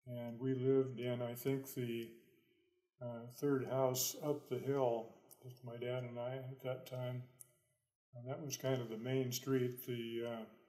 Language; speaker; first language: English; native; English